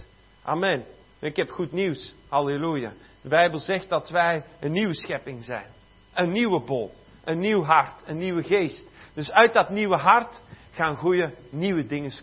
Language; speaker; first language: Dutch; native; Dutch